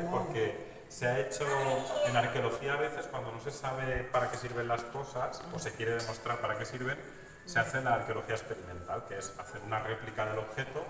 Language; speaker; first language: Spanish; native; Spanish